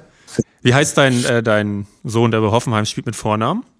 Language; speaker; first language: German; native; German